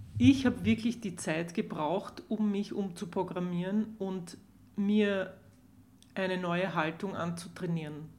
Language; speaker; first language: German; native; German